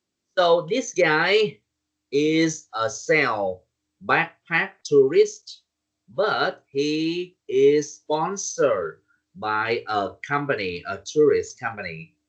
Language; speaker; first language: English; non-native, learner; Vietnamese